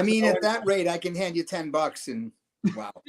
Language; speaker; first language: English; native; English